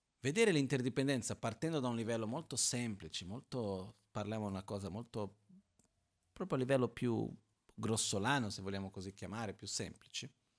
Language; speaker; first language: Italian; non-native, fluent; Portuguese